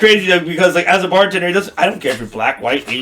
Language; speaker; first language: English; native; English